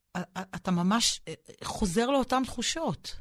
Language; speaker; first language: Hebrew; native; Hebrew